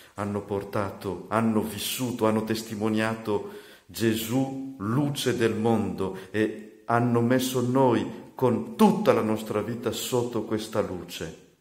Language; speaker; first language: Italian; non-native, fluent; Malagasy